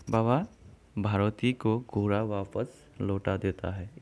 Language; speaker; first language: Hindi; non-native, local second language; Assamese